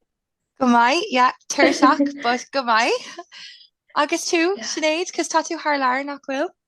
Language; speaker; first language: Irish; non-native, local second language; English